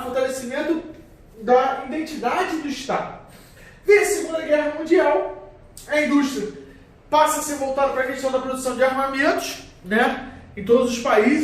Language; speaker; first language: Portuguese; native; Portuguese